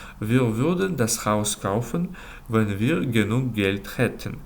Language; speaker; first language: German; non-native, fluent; Ukrainian